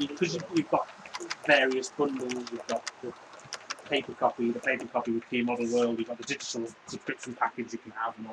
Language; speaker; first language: English; native; English